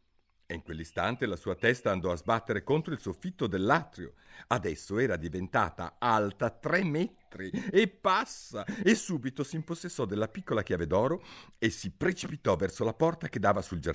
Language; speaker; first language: Italian; native; Italian